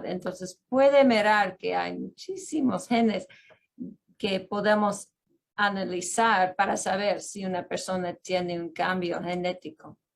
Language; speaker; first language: Spanish; early bilingual, heritage; Spanish